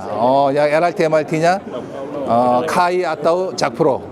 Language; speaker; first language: Indonesian; non-native, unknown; Korean